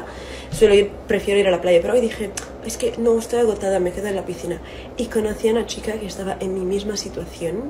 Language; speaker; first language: Spanish; non-native, fluent; Italian